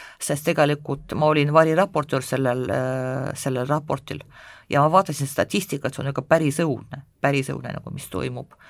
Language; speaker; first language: Estonian; non-native, local second language; Russian